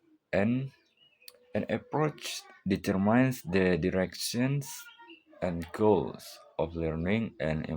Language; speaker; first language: English; non-native, learner; Indonesian